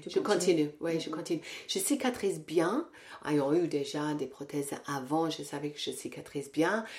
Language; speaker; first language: French; non-native, fluent; English